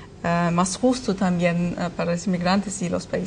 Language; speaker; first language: Spanish; non-native, fluent; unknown